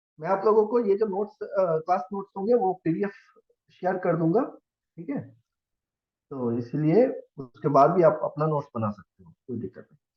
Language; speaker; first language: Hindi; non-native, local second language; Assamese